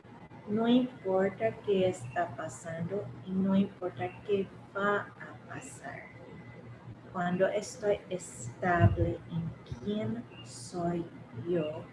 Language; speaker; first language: Spanish; early bilingual, heritage; English